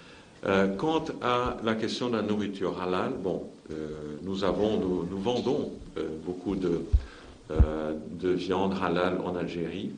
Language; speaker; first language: French; non-native, fluent; Portuguese